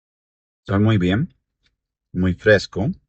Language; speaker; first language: Spanish; early bilingual, heritage; Spanish